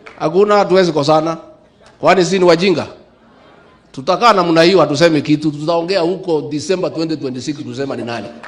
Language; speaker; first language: Swahili; non-native, local second language; Kikuyu